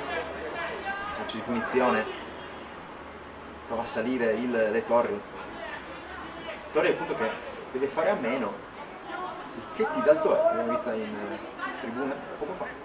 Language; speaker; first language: Italian; native; Italian